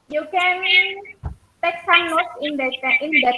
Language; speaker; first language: English; non-native, learner; Indonesian